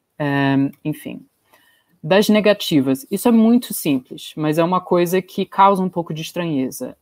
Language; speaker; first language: Portuguese; non-native, fluent; English